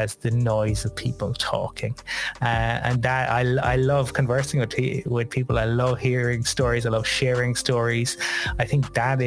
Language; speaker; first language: English; native; English